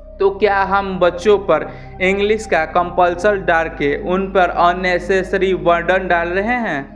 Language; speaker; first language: Hindi; native; Hindi